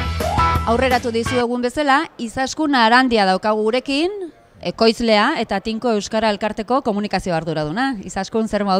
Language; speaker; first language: Basque; native; Basque